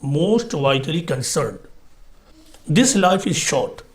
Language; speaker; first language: English; non-native, local second language; Urdu